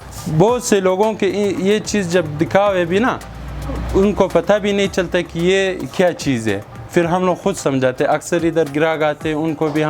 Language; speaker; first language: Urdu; non-native, local second language; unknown